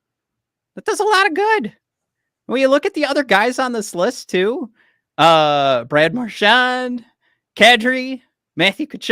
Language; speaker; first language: English; native; English